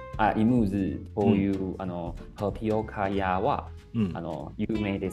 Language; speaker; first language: Japanese; non-native, learner; Chinese